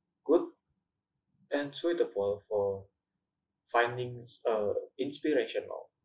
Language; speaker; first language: English; non-native, learner; Indonesian